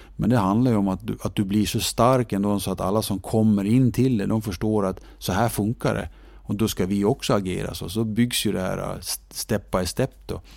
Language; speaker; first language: Swedish; native; Swedish